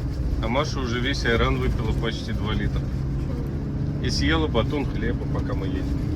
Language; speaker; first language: Russian; native; Russian